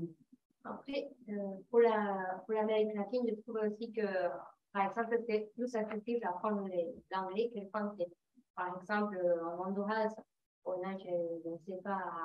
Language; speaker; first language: French; non-native, fluent; Spanish